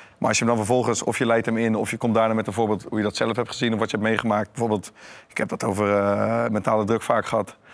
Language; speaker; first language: Dutch; native; Dutch